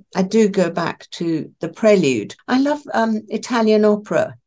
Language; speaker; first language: English; non-native, local second language; Persian